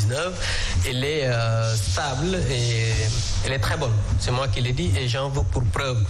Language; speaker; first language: French; non-native, local second language; Wolof